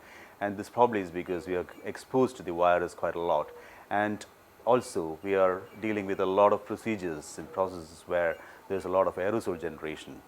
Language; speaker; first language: English; non-native, local second language; Malayalam